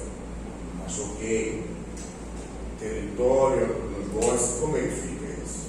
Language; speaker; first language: Portuguese; non-native, local second language; Tsonga